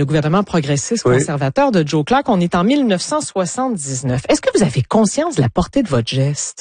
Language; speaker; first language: French; native; French